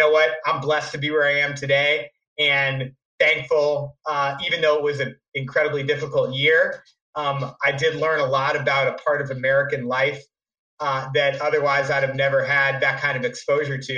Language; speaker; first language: English; native; English